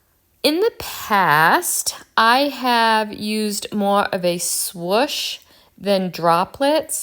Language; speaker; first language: English; native; English